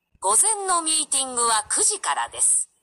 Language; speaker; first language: Japanese; non-native, learner; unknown